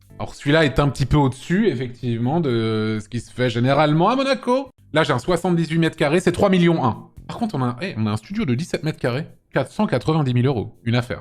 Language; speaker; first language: French; native; French